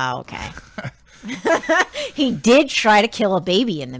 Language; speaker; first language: English; native; English